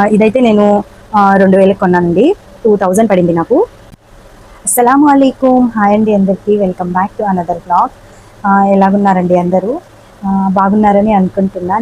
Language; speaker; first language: Telugu; non-native, local second language; Urdu